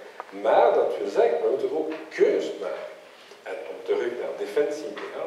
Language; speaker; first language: Dutch; non-native, local second language; French